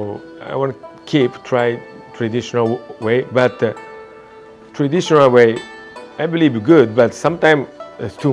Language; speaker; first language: English; non-native, learner; Japanese